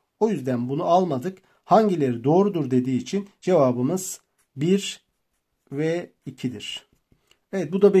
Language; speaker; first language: Turkish; native; Turkish